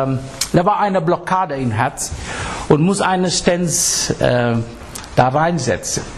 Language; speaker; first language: German; non-native, fluent; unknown